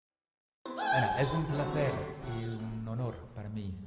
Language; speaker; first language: Spanish; non-native, local second language; Catalan